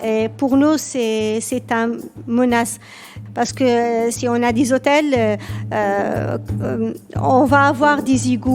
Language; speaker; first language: French; non-native, local second language; Berber languages